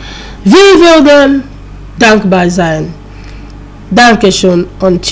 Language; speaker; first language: German; non-native, learner; French